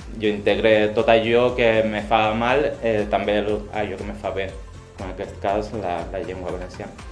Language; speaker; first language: Catalan; non-native, local second language; Spanish